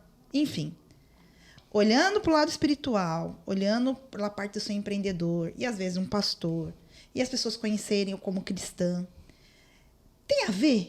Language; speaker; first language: Portuguese; native; Portuguese